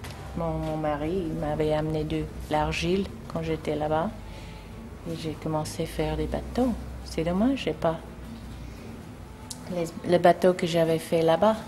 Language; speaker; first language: French; non-native, learner; English